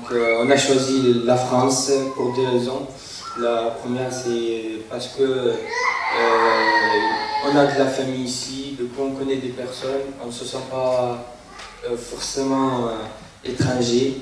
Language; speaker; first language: French; non-native, fluent; Arabic